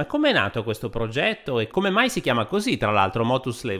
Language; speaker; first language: Italian; native; Italian